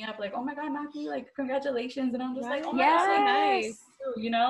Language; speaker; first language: English; native; English